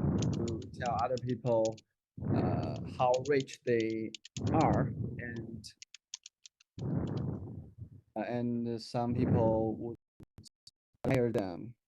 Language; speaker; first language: English; non-native, learner; Chinese